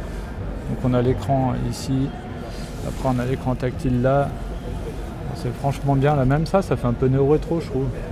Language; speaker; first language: French; native; French